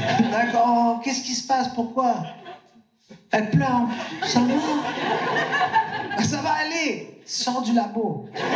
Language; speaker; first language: French; non-native, local second language; Punjabi